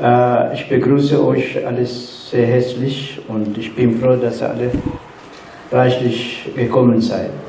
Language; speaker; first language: German; non-native, fluent; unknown